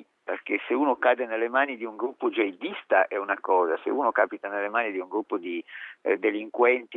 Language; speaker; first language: Italian; native; Italian